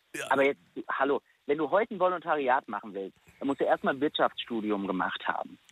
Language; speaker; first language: German; native; German